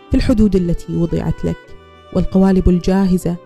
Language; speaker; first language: Arabic; early bilingual, other home language; German